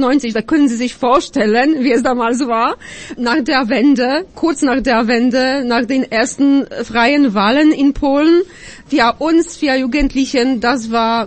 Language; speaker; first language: German; non-native, fluent; Polish